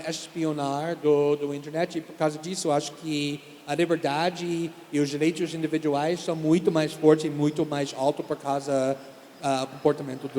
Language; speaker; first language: Portuguese; non-native, fluent; English